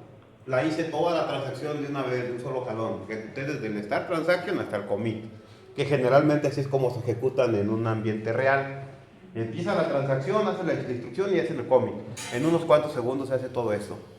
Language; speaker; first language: Spanish; native; Spanish